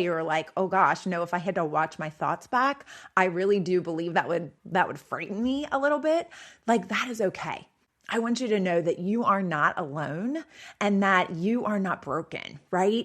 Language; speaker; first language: English; native; English